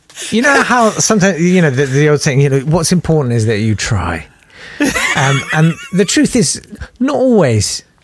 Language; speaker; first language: English; native; English